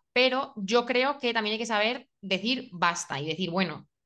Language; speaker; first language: Spanish; native; Spanish